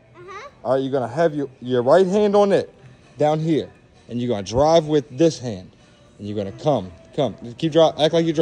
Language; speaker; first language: English; native; English